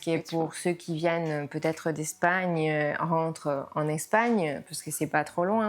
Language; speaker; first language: French; non-native, fluent; Spanish